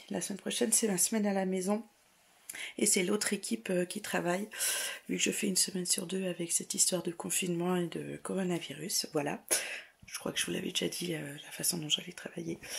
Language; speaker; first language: French; native; French